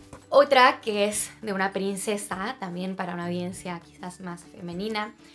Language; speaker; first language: Spanish; early bilingual, heritage; Spanish